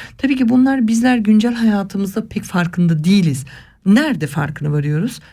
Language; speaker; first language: Turkish; early bilingual, heritage; Turkish